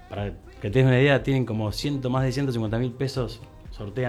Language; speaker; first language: Spanish; native; Spanish